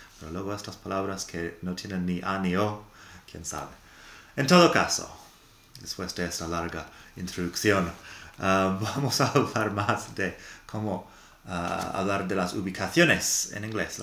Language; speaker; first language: Spanish; non-native, fluent; English